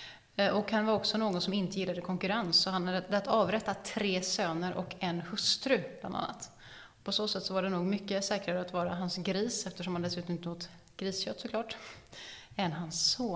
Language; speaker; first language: Swedish; native; Swedish